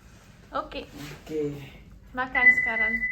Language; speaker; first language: Indonesian; non-native, learner; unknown